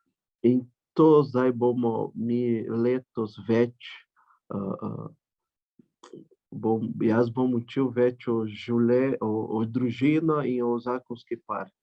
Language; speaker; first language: Slovenian; non-native, learner; Portuguese